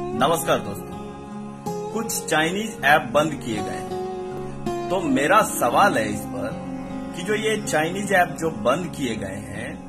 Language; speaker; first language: Hindi; native; Hindi